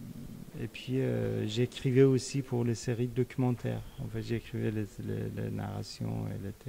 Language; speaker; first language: French; non-native, fluent; Persian